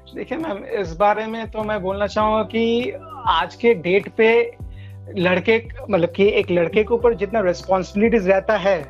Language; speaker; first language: Hindi; non-native, local second language; Bangla